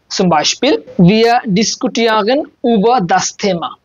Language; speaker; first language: German; non-native, learner; Bangla